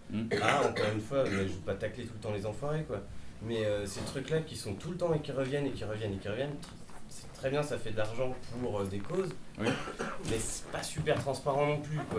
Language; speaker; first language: French; native; French